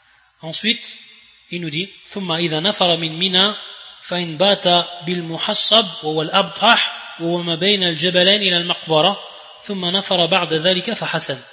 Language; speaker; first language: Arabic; non-native, fluent; French